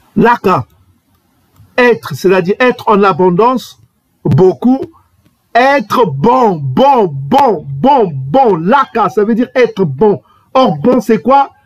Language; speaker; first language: French; non-native, local second language; Kongo